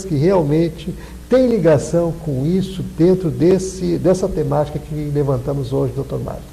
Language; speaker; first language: Portuguese; native; Portuguese